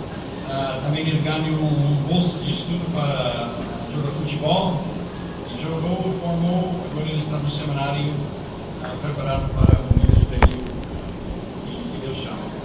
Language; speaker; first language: Portuguese; non-native, fluent; English